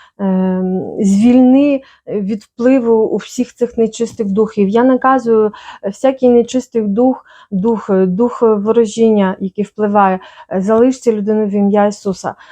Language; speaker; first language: Ukrainian; native; Ukrainian